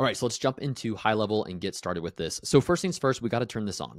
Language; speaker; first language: English; native; English